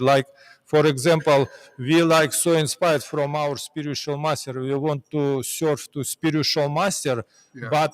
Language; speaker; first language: English; non-native, learner; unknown